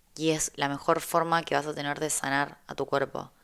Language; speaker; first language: Spanish; native; Spanish